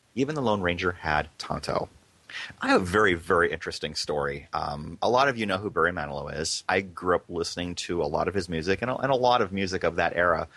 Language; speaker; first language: English; native; English